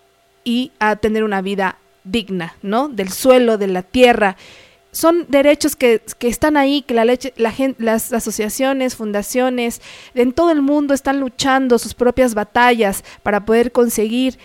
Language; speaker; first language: Spanish; native; Spanish